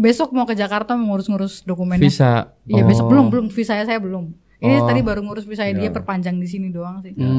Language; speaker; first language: Indonesian; native; Indonesian